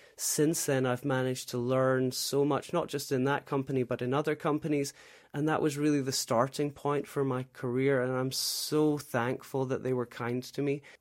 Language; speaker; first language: English; native; English